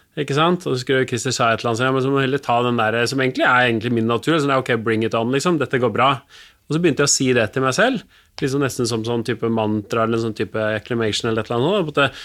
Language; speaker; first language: Norwegian; native; Norwegian